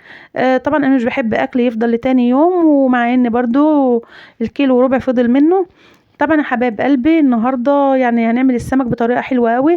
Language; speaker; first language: Arabic; native; Arabic